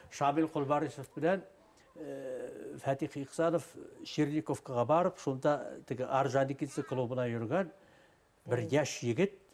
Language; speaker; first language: Tatar; non-native, local second language; Bashkir